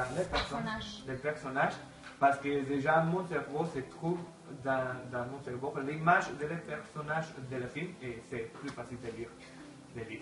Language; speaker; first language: French; non-native, learner; Spanish